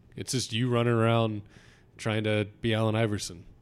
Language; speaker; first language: English; native; English